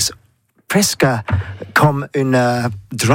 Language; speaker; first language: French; non-native, learner; English